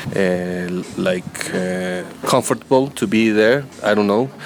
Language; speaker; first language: English; non-native, learner; Spanish